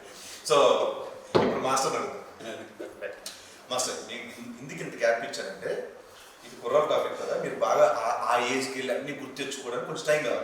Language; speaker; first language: Telugu; native; Telugu